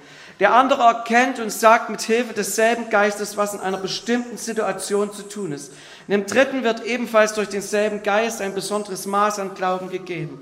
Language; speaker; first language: German; native; German